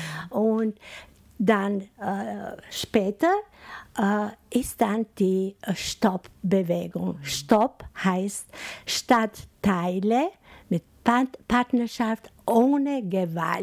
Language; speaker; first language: German; non-native, fluent; Albanian